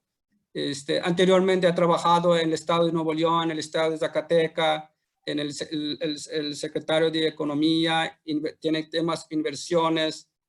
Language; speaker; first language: Spanish; non-native, fluent; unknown